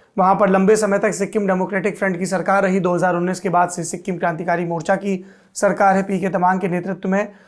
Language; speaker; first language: Hindi; native; Hindi